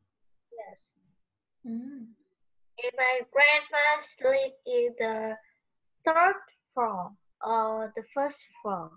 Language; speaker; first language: English; non-native, learner; Vietnamese